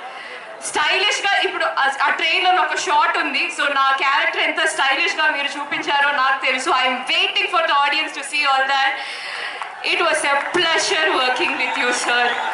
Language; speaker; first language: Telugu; non-native, fluent; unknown